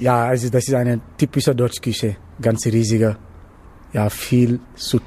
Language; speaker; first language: German; non-native, learner; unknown